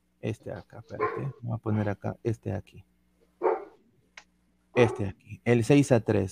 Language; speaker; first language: Spanish; native; Spanish